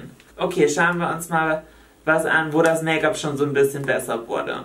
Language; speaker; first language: German; native; German